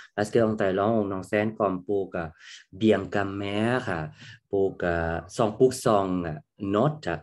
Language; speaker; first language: French; non-native, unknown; Thai